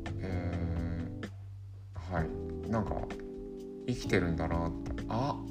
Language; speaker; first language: Japanese; native; Japanese